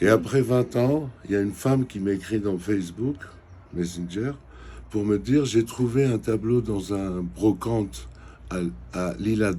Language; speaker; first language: French; non-native, fluent; Georgian